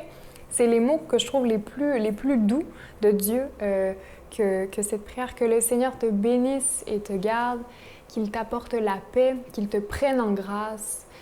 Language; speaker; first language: French; native; French